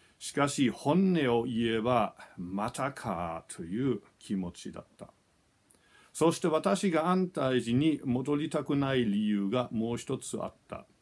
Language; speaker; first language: Japanese; non-native, fluent; German